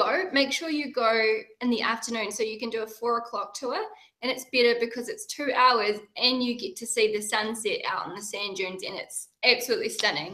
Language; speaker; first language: English; native; English